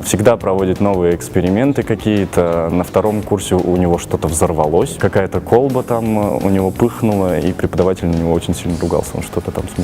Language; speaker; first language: Russian; native; Russian